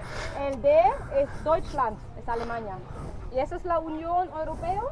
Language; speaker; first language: Spanish; non-native, learner; German